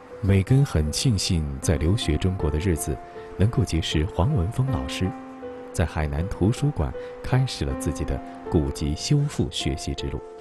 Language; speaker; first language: Chinese; native; Chinese